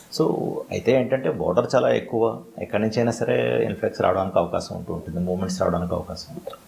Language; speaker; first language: Telugu; native; Telugu